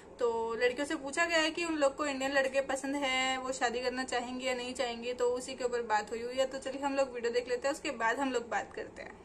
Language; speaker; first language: Hindi; native; Hindi